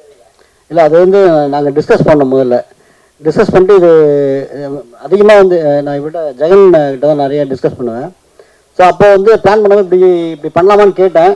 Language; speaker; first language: Tamil; native; Tamil